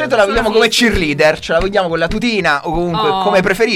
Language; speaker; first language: Italian; native; Italian